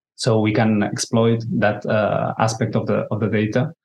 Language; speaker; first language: English; non-native, fluent; Spanish